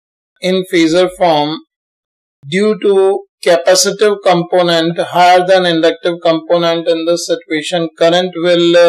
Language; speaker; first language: English; non-native, local second language; Hindi